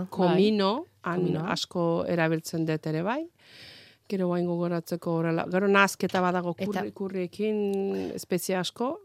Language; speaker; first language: Basque; non-native, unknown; Azerbaijani